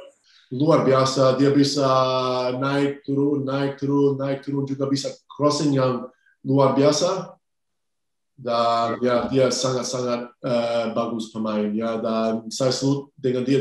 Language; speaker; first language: Indonesian; non-native, fluent; English